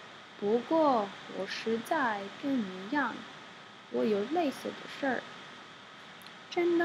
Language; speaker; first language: Chinese; non-native, learner; French